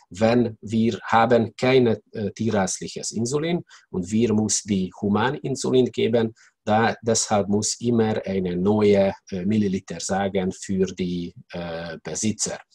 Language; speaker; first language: German; non-native, learner; Hungarian